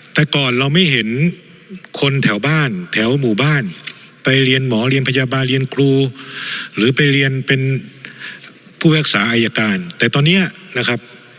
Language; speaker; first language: Thai; native; Thai